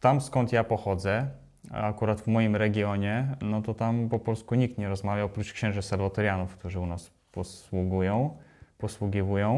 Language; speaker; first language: Polish; non-native, fluent; Ukrainian